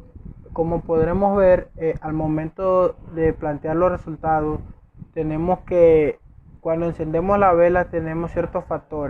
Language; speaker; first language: Spanish; native; Spanish